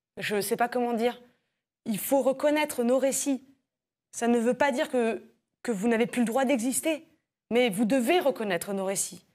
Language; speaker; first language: French; native; French